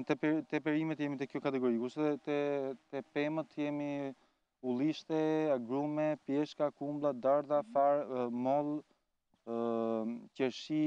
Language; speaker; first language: Albanian; native; Albanian